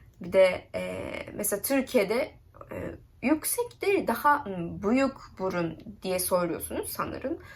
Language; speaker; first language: Turkish; non-native, learner; Japanese